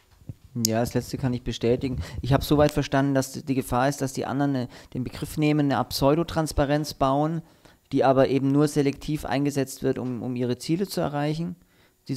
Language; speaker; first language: German; native; German